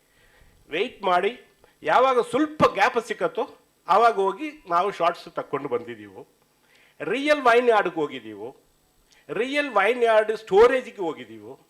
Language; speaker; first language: Kannada; non-native, learner; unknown